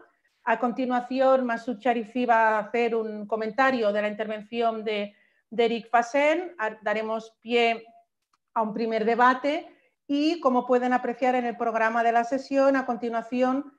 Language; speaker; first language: Spanish; native; Spanish